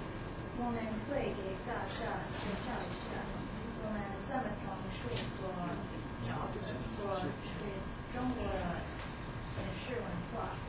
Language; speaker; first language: Chinese; non-native, learner; English